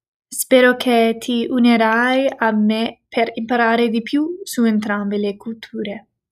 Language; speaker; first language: Italian; non-native, fluent; English